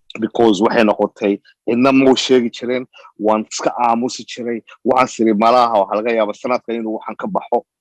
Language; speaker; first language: Somali; early bilingual, heritage; Somali